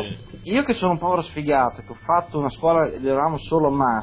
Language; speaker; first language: Italian; native; Italian